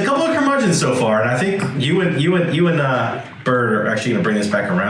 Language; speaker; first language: English; native; English